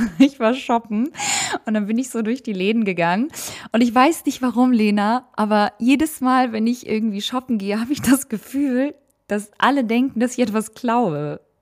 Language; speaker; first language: German; early bilingual, other home language; Albanian